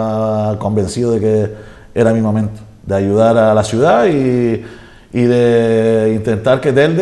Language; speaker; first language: Spanish; native; Spanish